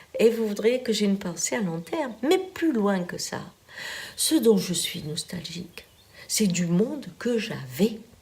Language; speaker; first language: French; native; French